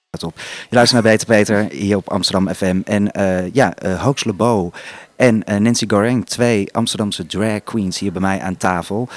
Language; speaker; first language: Dutch; native; Dutch